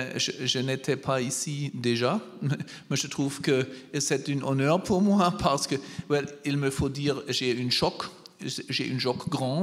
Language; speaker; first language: French; non-native, learner; German